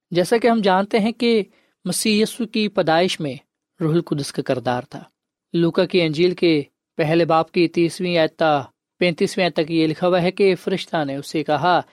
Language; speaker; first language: Urdu; non-native, local second language; Punjabi